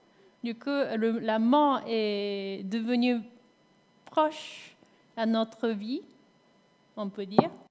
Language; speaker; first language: French; non-native, fluent; Japanese